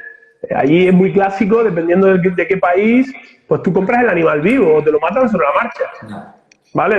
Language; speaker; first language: Spanish; native; Spanish